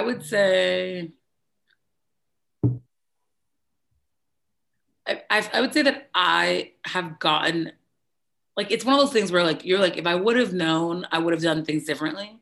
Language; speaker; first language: English; native; English